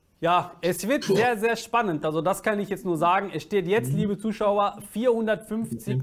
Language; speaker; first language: German; native; German